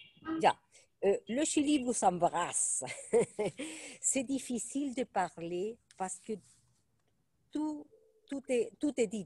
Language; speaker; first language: French; non-native, fluent; Spanish